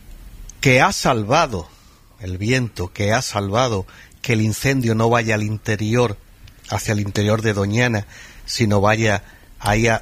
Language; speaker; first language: Spanish; native; Spanish